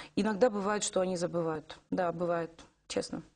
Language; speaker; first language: Russian; native; Russian